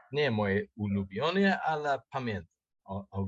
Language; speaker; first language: Polish; non-native, learner; English